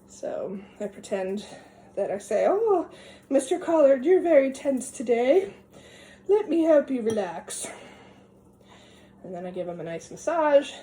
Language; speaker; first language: English; native; English